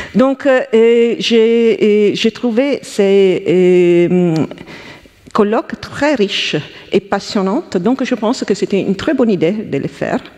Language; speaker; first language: French; non-native, fluent; Italian